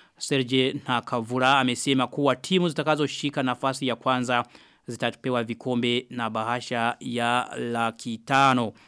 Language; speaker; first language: Swahili; non-native, local second language; Rundi